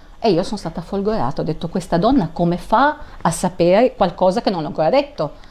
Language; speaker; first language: Italian; native; Italian